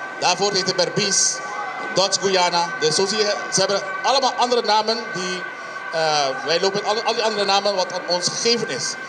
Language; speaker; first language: Dutch; non-native, local second language; Papiamento